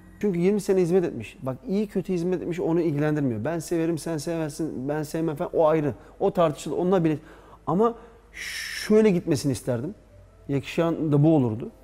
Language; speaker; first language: Turkish; early bilingual, heritage; Turkish